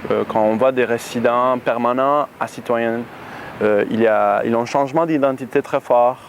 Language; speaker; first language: French; non-native, fluent; Spanish